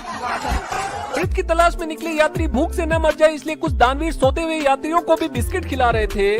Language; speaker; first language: Hindi; native; Hindi